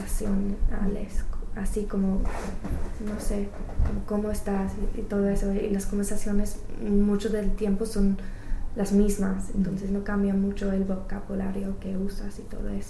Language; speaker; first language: Spanish; non-native, learner; English